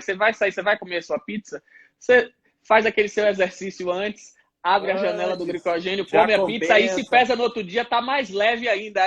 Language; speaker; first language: Portuguese; native; Portuguese